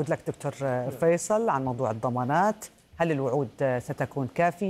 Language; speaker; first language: Arabic; native; Arabic